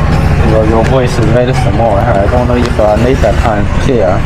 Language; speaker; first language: English; non-native, learner; Chinese